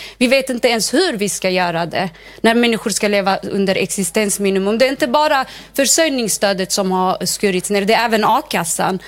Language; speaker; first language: Swedish; early bilingual, other home language; Arabic